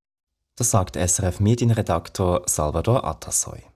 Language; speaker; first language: German; native; German